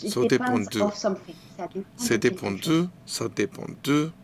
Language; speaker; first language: French; non-native, learner; English